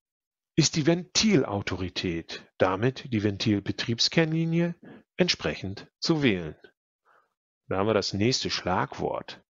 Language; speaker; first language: German; native; German